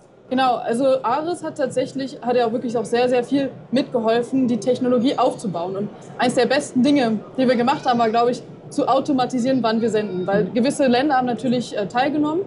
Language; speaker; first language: German; native; German